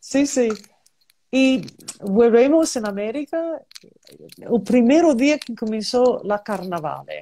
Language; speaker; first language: Spanish; non-native, learner; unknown